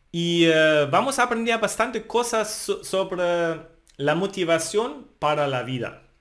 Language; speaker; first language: Spanish; non-native, fluent; German